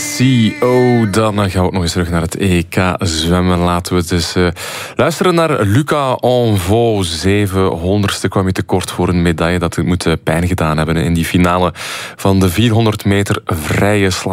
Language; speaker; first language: Dutch; native; Dutch